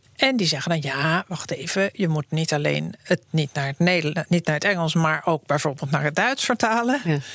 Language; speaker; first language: Dutch; native; Dutch